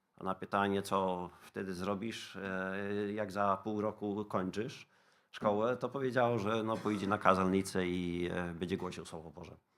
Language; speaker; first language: Polish; non-native, fluent; Dutch